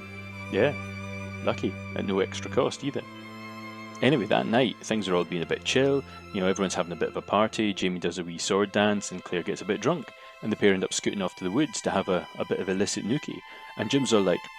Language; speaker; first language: English; native; English